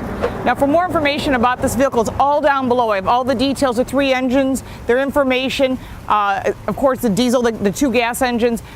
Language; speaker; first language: English; native; English